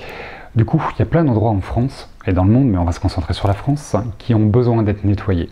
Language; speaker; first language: French; native; French